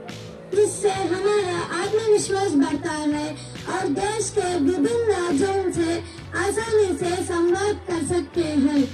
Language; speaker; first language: Hindi; non-native, local second language; Telugu